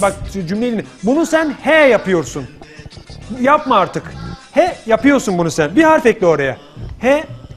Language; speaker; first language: Turkish; native; Turkish